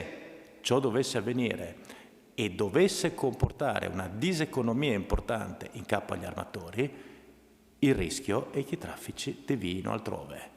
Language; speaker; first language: Italian; native; Italian